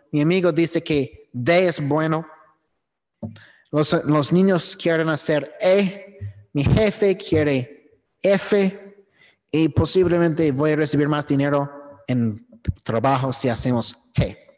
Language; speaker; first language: Spanish; non-native, fluent; English